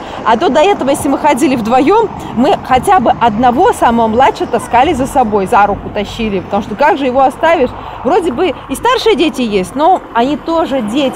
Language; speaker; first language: Russian; native; Russian